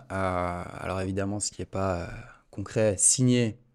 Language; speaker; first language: French; native; French